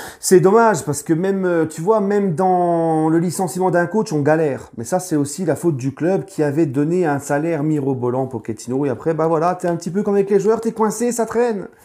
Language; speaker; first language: French; native; French